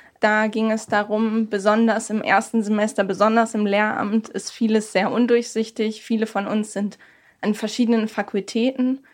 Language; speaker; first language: German; native; German